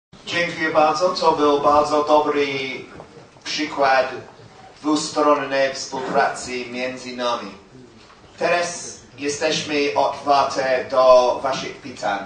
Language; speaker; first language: Polish; non-native, learner; English